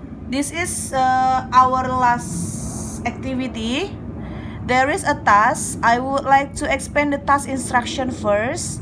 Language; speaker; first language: English; non-native, local second language; Indonesian